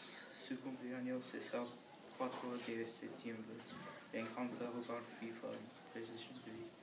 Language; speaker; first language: Spanish; non-native, learner; English